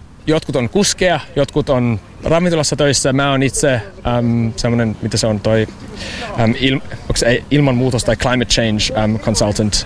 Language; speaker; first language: Finnish; non-native, fluent; English